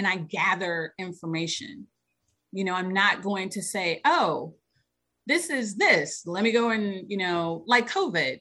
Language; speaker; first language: English; native; English